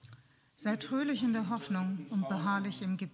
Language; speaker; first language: German; native; German